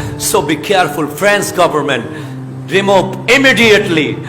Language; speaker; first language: English; non-native, local second language; Bangla